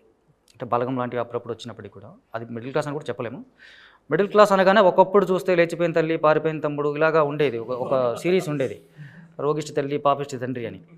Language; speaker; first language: Telugu; native; Telugu